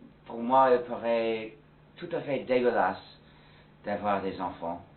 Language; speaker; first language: French; non-native, fluent; English